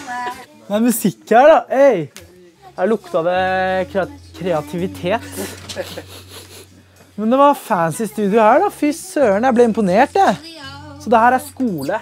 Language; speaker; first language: Norwegian; native; Norwegian